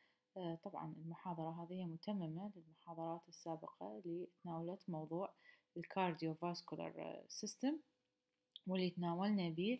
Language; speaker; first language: Arabic; native; Arabic